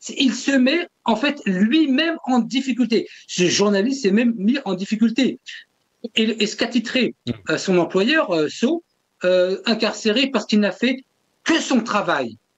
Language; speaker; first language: French; non-native, local second language; Kabyle